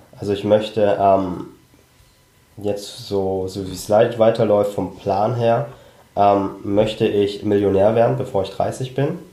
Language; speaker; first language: German; early bilingual, other home language; Cantonese